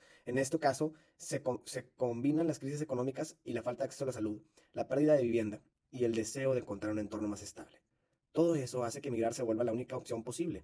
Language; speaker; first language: Spanish; native; Spanish